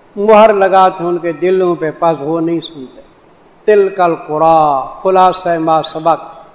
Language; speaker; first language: Urdu; non-native, local second language; Saraiki